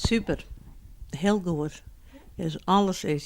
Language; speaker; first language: Dutch; non-native, local second language; Western Frisian